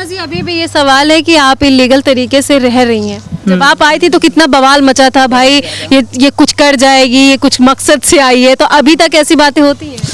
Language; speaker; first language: Hindi; native; Hindi